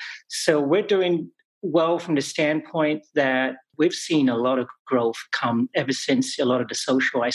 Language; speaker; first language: English; native; English